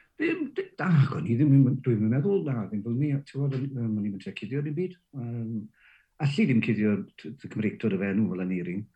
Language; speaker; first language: Welsh; native; Welsh